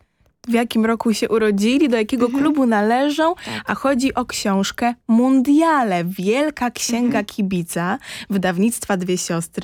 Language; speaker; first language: Polish; native; Polish